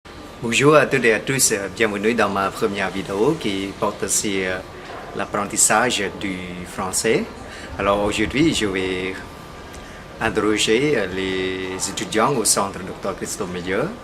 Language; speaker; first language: French; non-native, fluent; Khmer